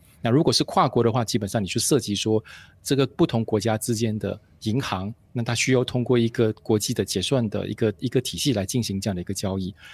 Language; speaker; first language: Chinese; native; Chinese